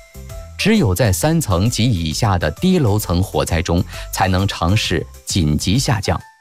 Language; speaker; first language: Chinese; native; Chinese